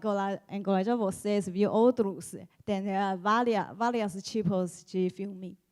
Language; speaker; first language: Portuguese; non-native, learner; Chinese